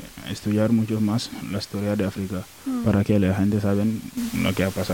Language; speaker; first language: Spanish; non-native, learner; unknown